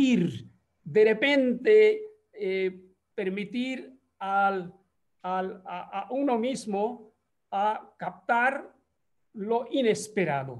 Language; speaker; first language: Spanish; non-native, fluent; Bangla